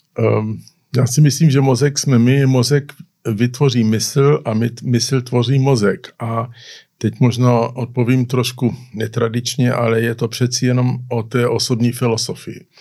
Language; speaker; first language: Czech; early bilingual, heritage; Czech